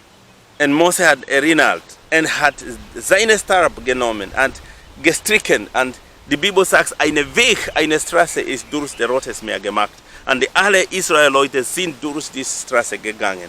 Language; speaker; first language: German; non-native, learner; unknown